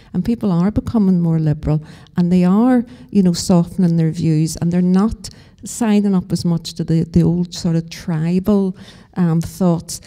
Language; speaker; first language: English; native; English